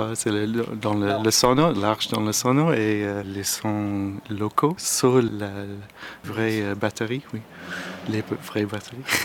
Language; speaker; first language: French; non-native, learner; Arabic